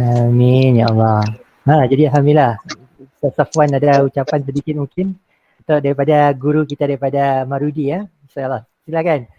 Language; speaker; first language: Malay; native; Malay